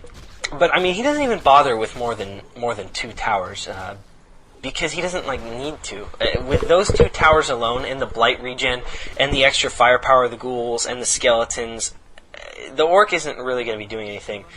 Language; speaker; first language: English; native; English